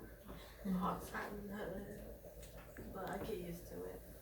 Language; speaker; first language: English; early bilingual, heritage; English